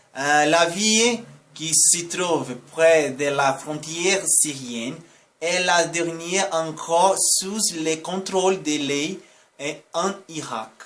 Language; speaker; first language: French; non-native, learner; Portuguese